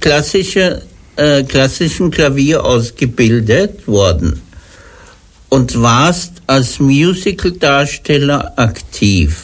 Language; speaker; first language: German; native; German